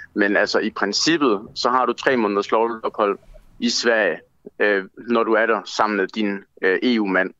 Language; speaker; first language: Danish; native; Danish